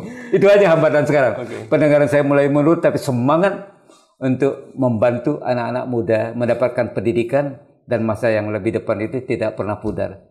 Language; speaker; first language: Indonesian; non-native, local second language; Malay